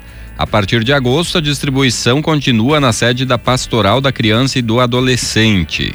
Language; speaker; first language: Portuguese; native; Portuguese